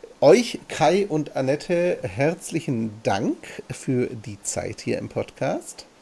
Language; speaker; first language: German; native; German